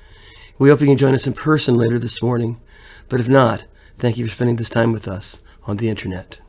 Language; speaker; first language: English; native; English